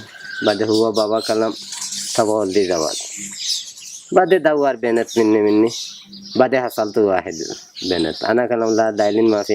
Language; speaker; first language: Arabic; non-native, learner; Bangla